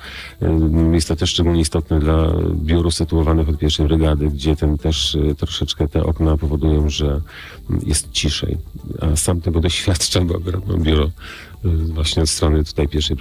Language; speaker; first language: Polish; native; Polish